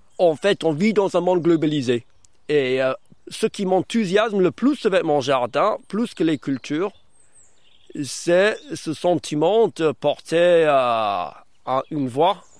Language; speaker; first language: French; early bilingual, other home language; English